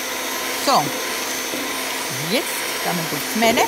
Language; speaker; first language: German; native; German